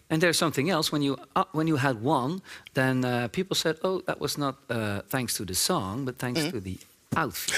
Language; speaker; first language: English; non-native, fluent; Dutch